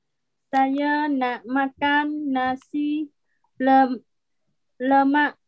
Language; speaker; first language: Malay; non-native, learner; Vietnamese